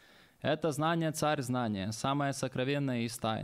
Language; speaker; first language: Russian; native; Russian